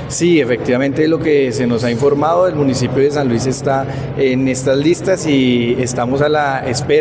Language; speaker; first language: Spanish; native; Spanish